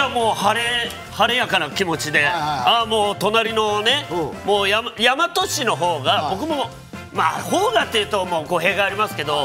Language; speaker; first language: Japanese; native; Japanese